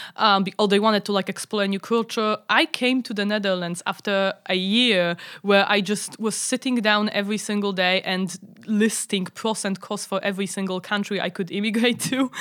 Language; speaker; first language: English; non-native, fluent; Polish